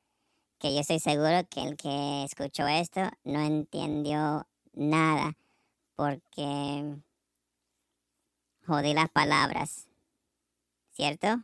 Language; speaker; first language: Spanish; non-native, learner; English